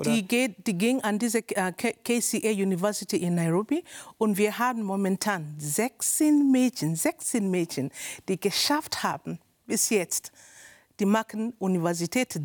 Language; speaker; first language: German; non-native, learner; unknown